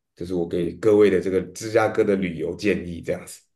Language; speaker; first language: Chinese; native; Chinese